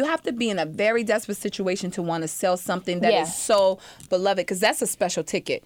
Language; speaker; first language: English; native; English